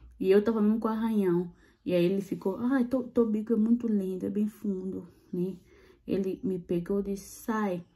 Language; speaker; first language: Portuguese; native; Portuguese